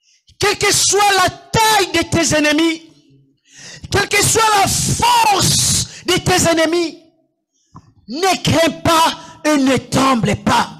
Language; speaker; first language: French; non-native, local second language; Lingala